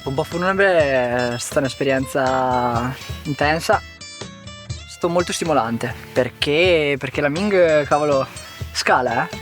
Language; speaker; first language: Italian; native; Italian